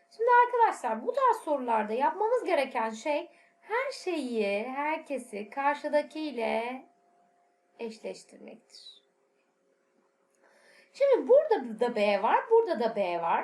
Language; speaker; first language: Turkish; native; Turkish